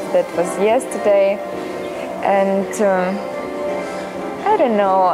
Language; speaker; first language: English; non-native, learner; Ukrainian